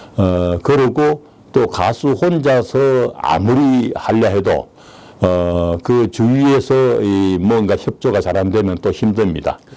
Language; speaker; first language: Korean; native; Korean